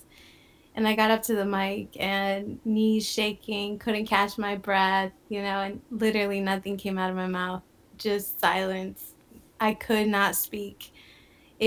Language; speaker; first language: English; native; English